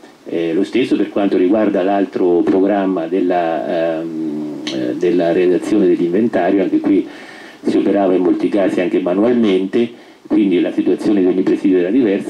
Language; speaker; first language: Italian; native; Italian